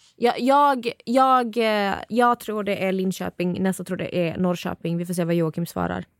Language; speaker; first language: Swedish; native; Swedish